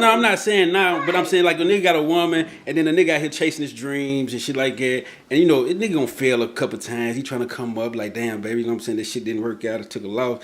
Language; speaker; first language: English; native; English